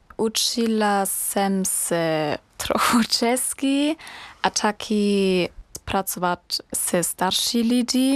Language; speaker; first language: Czech; non-native, learner; German